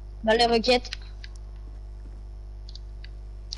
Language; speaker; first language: French; native; French